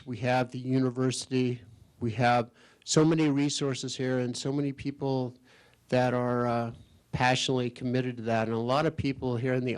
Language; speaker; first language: English; native; English